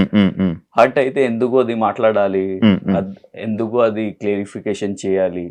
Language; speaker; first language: Telugu; non-native, learner; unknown